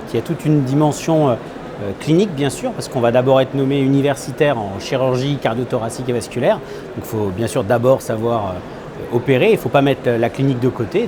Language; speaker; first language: French; native; French